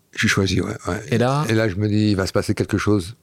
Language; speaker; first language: French; non-native, fluent; Dutch